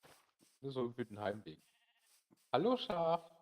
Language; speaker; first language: German; native; German